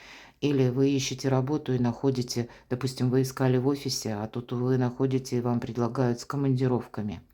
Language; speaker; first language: Russian; native; Russian